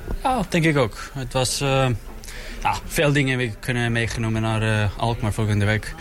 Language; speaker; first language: Dutch; non-native, learner; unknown